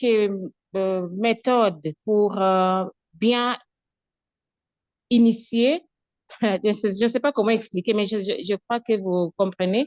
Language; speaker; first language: French; non-native, fluent; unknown